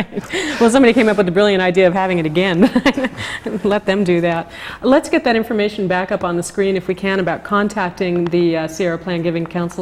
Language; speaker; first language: English; native; English